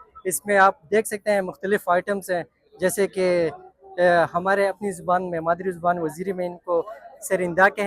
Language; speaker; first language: Hindi; non-native, local second language; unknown